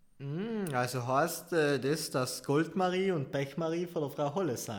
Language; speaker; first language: German; native; German